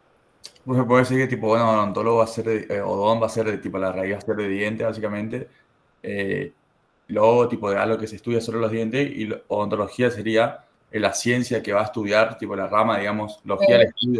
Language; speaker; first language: Spanish; native; Spanish